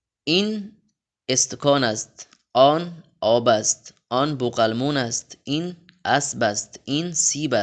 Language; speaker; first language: Persian; non-native, fluent; Urdu